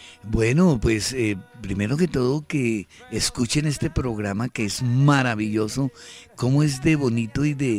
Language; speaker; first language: Spanish; native; Spanish